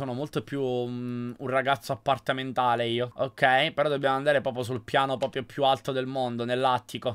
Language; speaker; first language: Italian; native; Italian